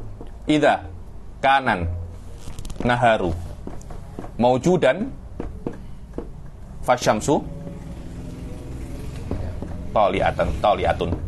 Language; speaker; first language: Arabic; non-native, fluent; Malay